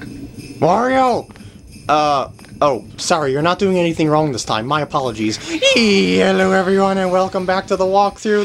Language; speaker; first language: English; native; English